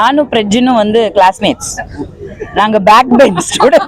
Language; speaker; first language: Tamil; native; Tamil